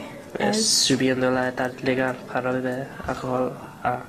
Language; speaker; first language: Spanish; non-native, learner; English